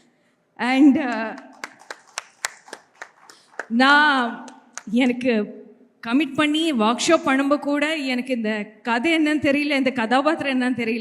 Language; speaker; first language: Tamil; non-native, learner; Malayalam